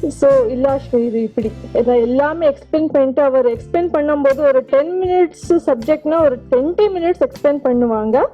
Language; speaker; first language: Tamil; non-native, learner; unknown